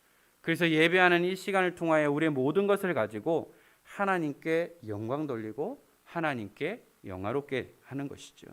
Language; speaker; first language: Korean; native; Korean